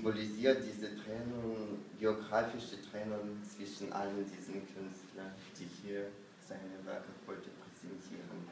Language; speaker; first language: German; non-native, fluent; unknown